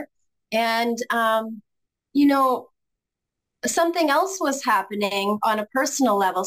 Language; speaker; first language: English; native; English